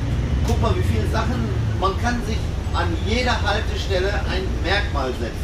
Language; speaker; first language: German; native; German